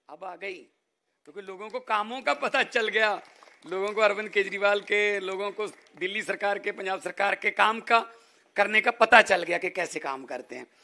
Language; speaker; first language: Hindi; non-native, local second language; Punjabi